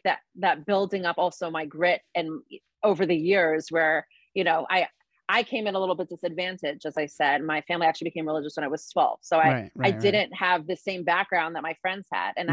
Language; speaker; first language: English; native; English